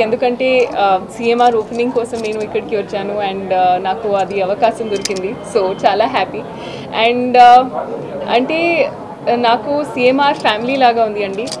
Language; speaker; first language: Telugu; non-native, learner; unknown